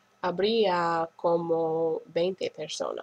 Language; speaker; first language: Spanish; non-native, fluent; English